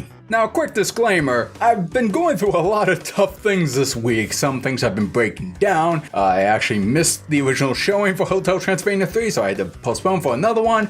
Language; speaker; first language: English; native; English